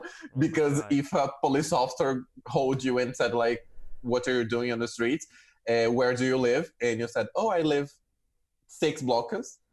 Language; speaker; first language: English; non-native, fluent; Portuguese